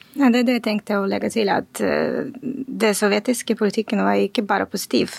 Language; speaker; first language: Norwegian; non-native, fluent; Russian